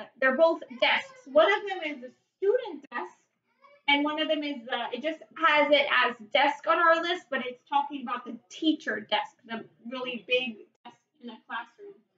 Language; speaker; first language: English; native; English